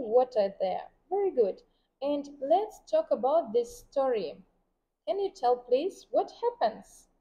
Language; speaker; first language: English; non-native, fluent; Vietnamese